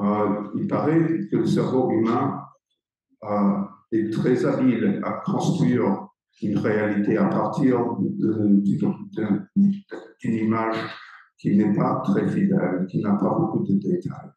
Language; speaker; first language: French; non-native, fluent; English